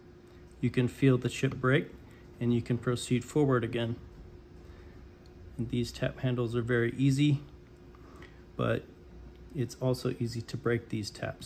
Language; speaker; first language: English; native; English